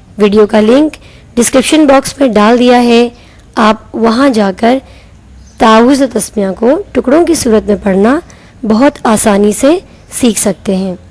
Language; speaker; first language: Urdu; native; Urdu